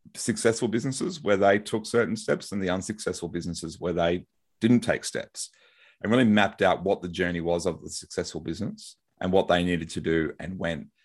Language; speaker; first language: English; native; English